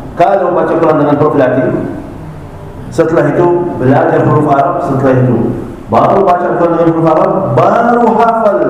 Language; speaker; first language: Malay; non-native, fluent; Arabic